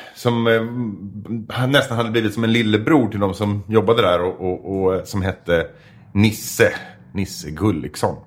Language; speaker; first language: Swedish; native; Swedish